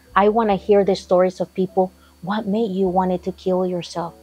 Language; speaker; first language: English; non-native, fluent; Spanish